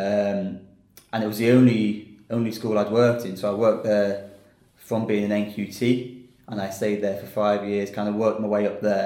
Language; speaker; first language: English; native; English